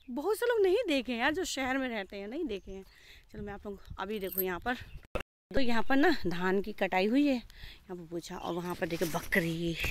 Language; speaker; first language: Hindi; native; Hindi